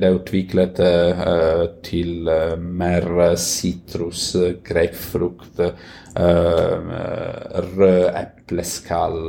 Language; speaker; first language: Norwegian; non-native, fluent; Italian